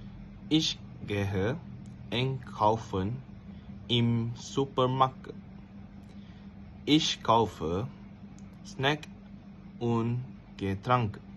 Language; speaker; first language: German; non-native, learner; Malay